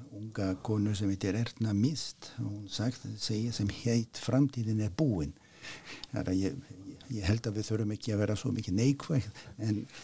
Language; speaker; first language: Icelandic; non-native, fluent; French